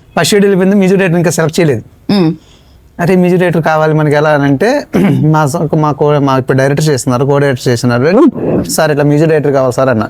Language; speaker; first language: Telugu; native; Telugu